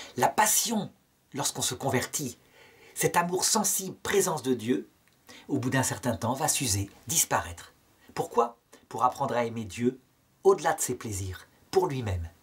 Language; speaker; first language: French; native; French